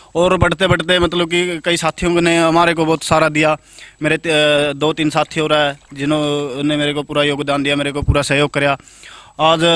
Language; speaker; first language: Hindi; native; Hindi